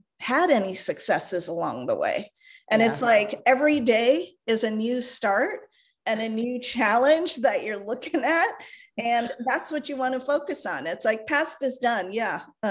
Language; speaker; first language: English; non-native, local second language; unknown